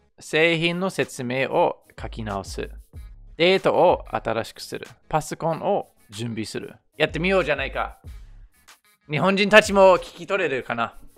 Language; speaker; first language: Japanese; non-native, fluent; English